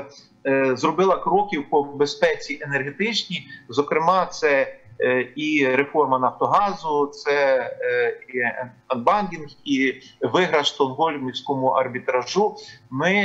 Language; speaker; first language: Ukrainian; native; Ukrainian